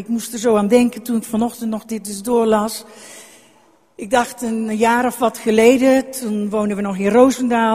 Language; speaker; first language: Dutch; native; Dutch